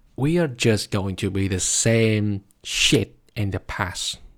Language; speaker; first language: English; non-native, fluent; Vietnamese